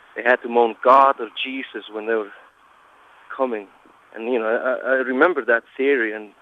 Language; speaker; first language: English; non-native, fluent; Icelandic